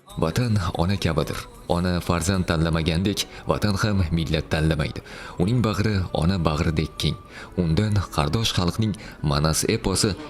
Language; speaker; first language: Uzbek; native; Uzbek